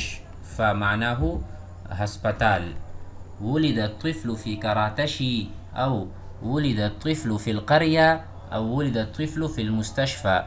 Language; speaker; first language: Arabic; non-native, fluent; Urdu